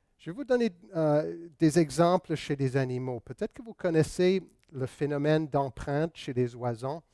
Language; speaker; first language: French; non-native, local second language; English